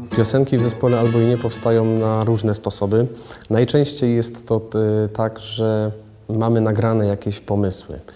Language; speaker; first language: Polish; native; Polish